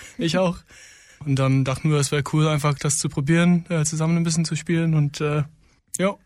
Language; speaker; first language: German; non-native, fluent; English